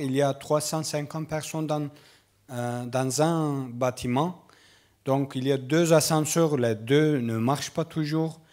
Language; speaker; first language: French; non-native, learner; Kurdish